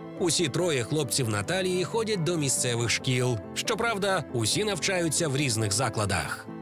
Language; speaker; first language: Ukrainian; native; Ukrainian